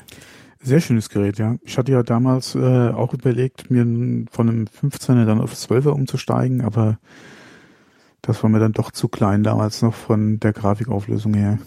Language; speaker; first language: German; native; German